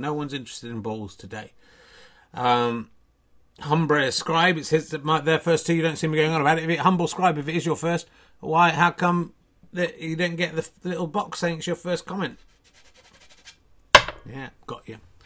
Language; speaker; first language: English; native; English